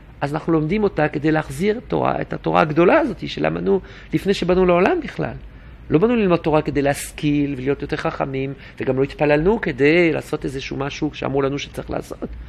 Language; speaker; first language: Hebrew; non-native, fluent; French